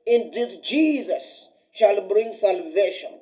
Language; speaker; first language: English; non-native, local second language; Swahili